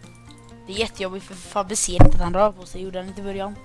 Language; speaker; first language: Swedish; native; Swedish